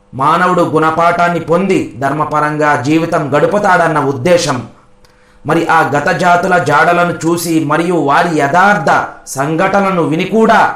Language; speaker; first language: Telugu; non-native, local second language; Urdu